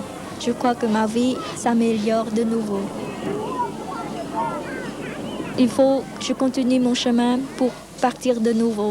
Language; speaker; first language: French; non-native, fluent; Khmer